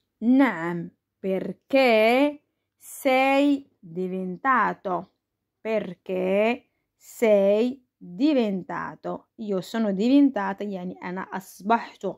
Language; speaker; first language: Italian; non-native, fluent; Arabic